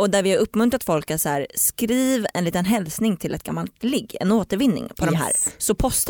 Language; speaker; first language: Swedish; native; Swedish